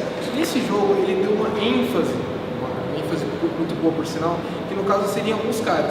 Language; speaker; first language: Portuguese; native; Portuguese